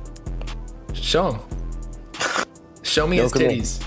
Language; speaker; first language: English; native; English